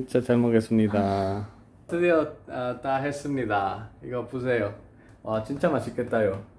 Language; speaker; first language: Korean; non-native, learner; Spanish